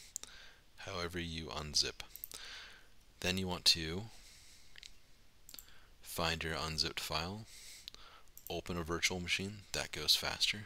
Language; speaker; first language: English; native; English